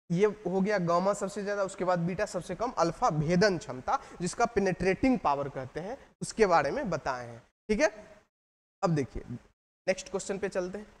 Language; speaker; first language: Hindi; native; Hindi